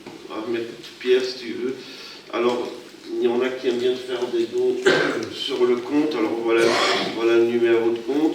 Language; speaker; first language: French; native; French